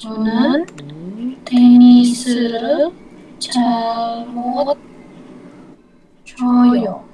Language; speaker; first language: Korean; non-native, learner; Indonesian